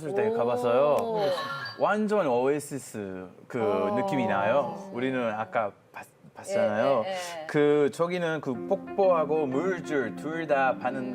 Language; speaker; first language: Korean; non-native, fluent; Hebrew